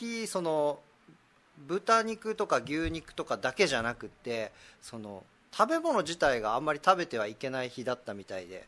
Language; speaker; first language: Japanese; native; Japanese